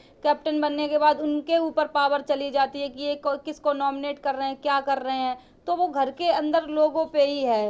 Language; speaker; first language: Hindi; native; Hindi